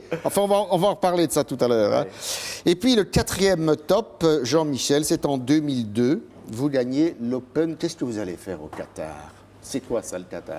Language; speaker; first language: French; native; French